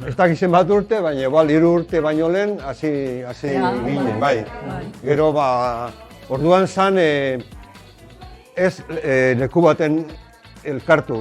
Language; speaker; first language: Basque; non-native, local second language; Spanish